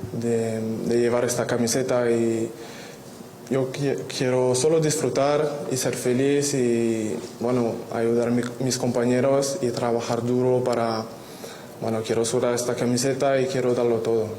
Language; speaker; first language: Spanish; non-native, fluent; French